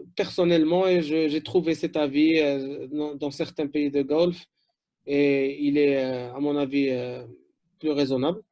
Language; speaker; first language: French; non-native, local second language; Arabic